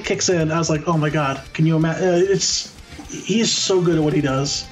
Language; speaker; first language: English; native; English